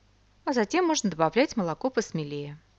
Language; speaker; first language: Russian; native; Russian